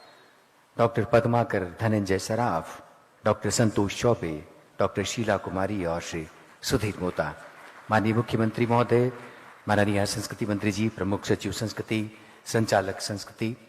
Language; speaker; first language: Hindi; native; Hindi